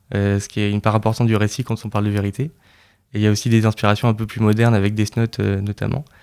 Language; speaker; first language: French; native; French